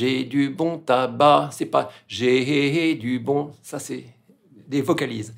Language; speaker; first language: French; native; French